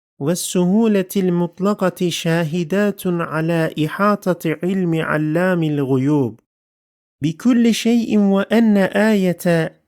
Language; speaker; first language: Arabic; non-native, fluent; Turkish